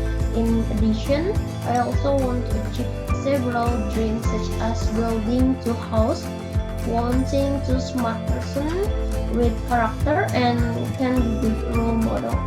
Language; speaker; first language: English; non-native, learner; Indonesian